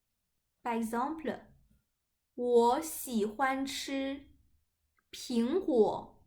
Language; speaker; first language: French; non-native, fluent; Chinese